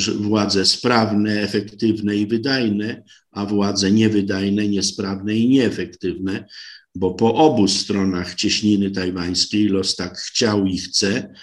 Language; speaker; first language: Polish; native; Polish